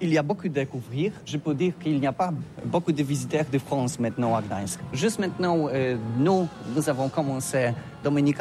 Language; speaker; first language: French; non-native, fluent; Polish